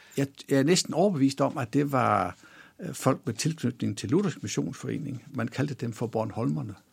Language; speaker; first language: Danish; native; Danish